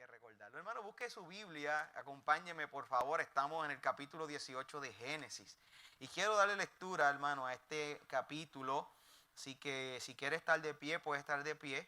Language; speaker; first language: Spanish; native; Spanish